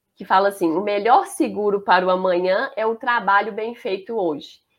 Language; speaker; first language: Portuguese; native; Portuguese